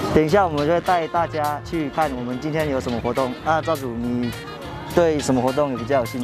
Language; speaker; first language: Chinese; native; Chinese